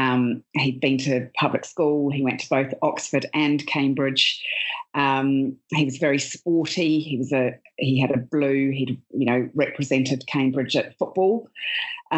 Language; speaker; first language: English; native; English